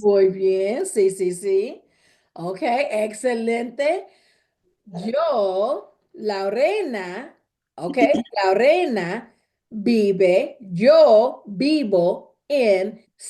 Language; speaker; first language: Spanish; non-native, fluent; English